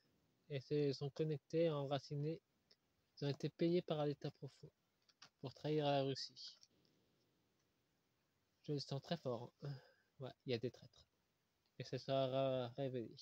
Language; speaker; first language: French; native; French